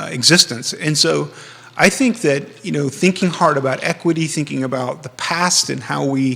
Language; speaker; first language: English; native; English